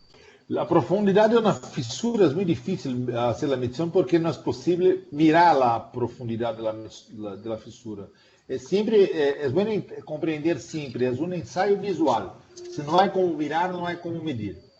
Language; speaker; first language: Spanish; non-native, fluent; Portuguese